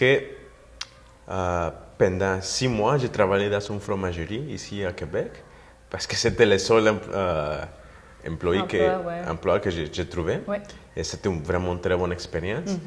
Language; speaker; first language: French; non-native, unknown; Spanish